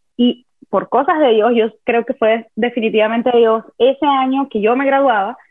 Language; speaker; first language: Spanish; native; Spanish